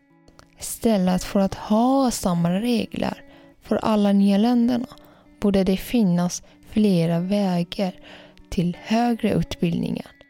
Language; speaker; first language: Swedish; non-native, learner; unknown